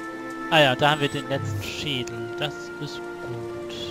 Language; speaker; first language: German; native; German